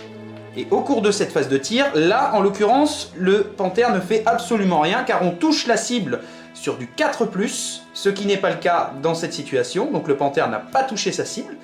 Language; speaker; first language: French; native; French